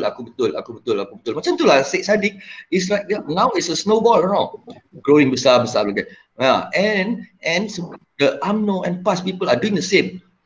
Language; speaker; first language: English; non-native, local second language; Malay